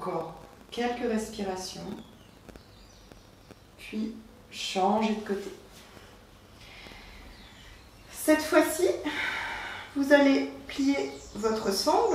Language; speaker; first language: French; native; French